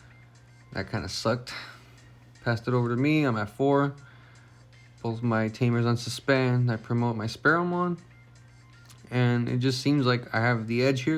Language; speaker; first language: English; native; English